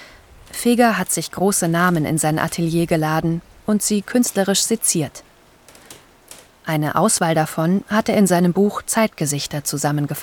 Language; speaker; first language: German; native; German